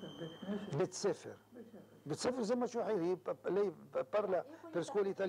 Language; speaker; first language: Italian; non-native, local second language; Arabic